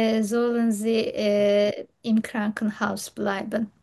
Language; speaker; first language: German; non-native, learner; Turkish